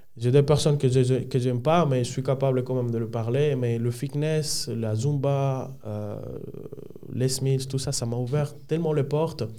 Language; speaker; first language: French; non-native, fluent; Spanish